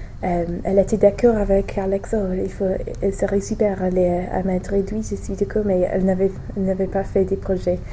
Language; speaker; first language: French; non-native, learner; English